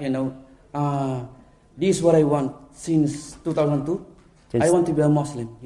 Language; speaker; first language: English; non-native, local second language; Bikol